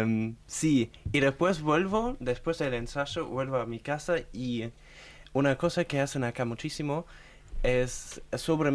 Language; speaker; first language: Spanish; non-native, fluent; German